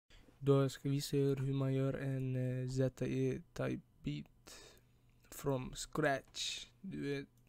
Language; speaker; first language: Swedish; early bilingual, other home language; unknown